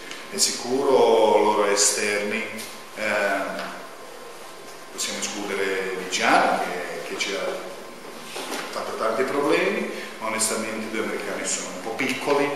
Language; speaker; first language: Italian; non-native, fluent; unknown